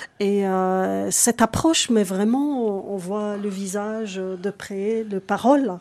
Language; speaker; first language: French; non-native, local second language; Arabic